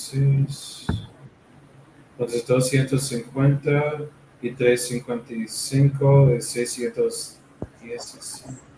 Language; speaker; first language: Spanish; non-native, learner; English